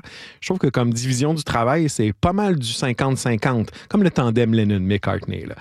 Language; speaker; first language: French; native; French